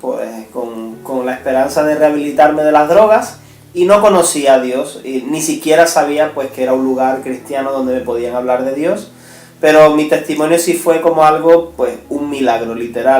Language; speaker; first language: Spanish; native; Spanish